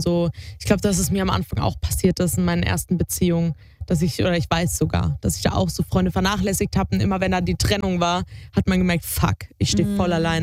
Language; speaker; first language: German; native; German